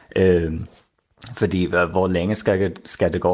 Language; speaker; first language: Danish; non-native, fluent; English